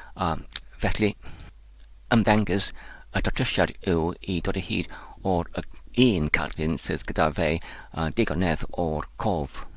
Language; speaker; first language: Welsh; non-native, learner; Polish